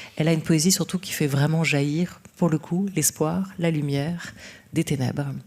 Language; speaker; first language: French; native; French